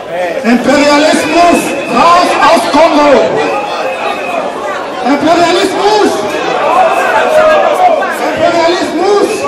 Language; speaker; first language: German; non-native, learner; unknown